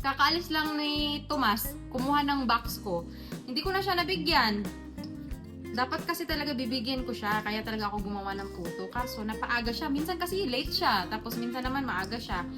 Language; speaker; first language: Filipino; non-native, local second language; Hiligaynon